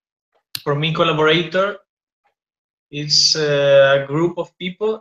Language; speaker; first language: English; non-native, fluent; Spanish